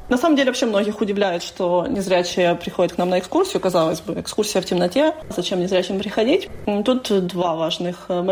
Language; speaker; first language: Russian; native; Russian